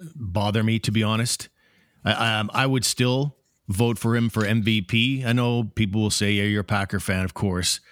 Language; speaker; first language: English; native; English